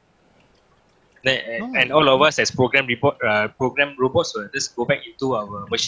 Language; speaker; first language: English; native; English